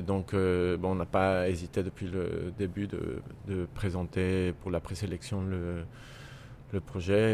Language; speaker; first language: French; non-native, fluent; Spanish